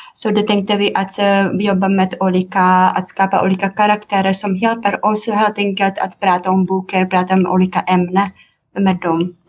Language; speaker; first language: Swedish; non-native, fluent; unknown